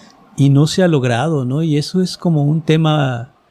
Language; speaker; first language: Spanish; native; Spanish